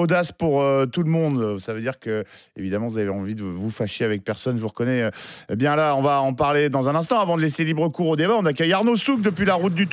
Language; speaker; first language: French; native; French